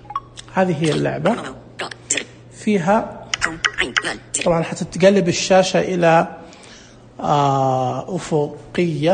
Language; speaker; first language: Arabic; native; Arabic